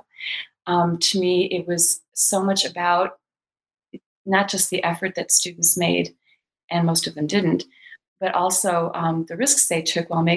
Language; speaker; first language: English; native; English